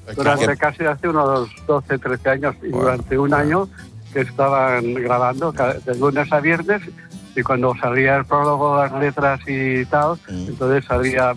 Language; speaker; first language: Spanish; native; Spanish